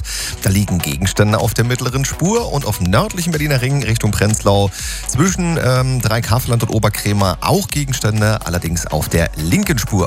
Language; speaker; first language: German; native; German